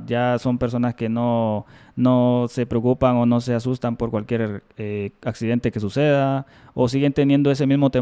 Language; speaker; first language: Spanish; native; Spanish